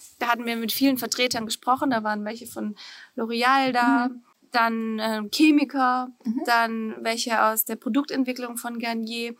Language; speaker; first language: German; native; German